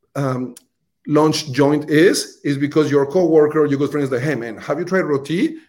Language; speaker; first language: English; non-native, fluent; Spanish